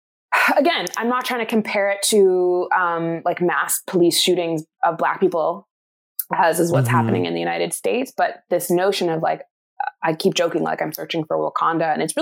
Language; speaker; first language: English; native; English